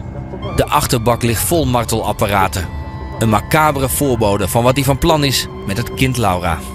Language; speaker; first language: Dutch; native; Dutch